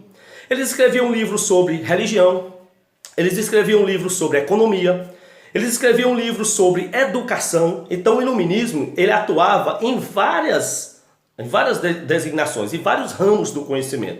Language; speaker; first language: Portuguese; native; Portuguese